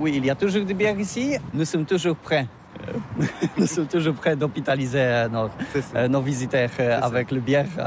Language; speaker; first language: French; non-native, learner; Polish